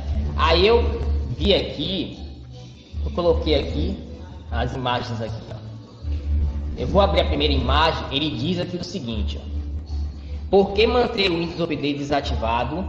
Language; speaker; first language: Portuguese; native; Portuguese